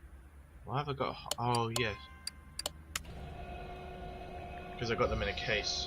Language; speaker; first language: English; native; English